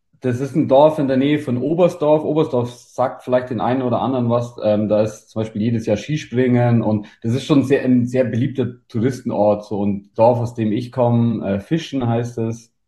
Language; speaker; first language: German; native; German